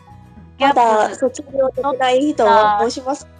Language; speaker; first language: Japanese; non-native, learner; Vietnamese